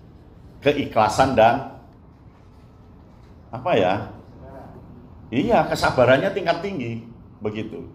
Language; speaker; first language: Indonesian; native; Indonesian